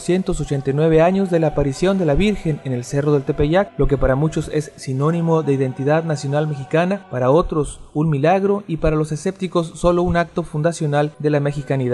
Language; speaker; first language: Spanish; native; Spanish